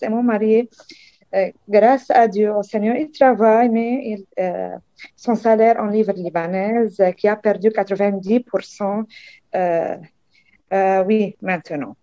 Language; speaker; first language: French; non-native, local second language; Arabic